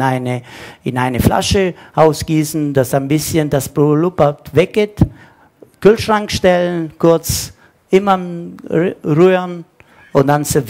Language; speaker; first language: German; non-native, fluent; Italian